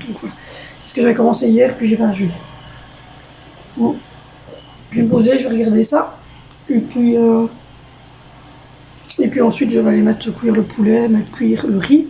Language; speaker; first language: French; native; French